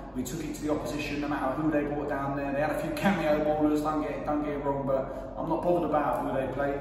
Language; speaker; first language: English; native; English